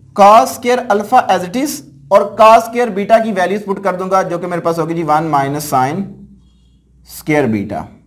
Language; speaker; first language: Urdu; native; Urdu